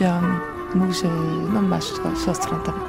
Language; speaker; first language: Polish; non-native, learner; French